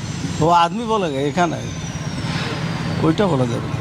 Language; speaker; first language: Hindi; non-native, local second language; Bangla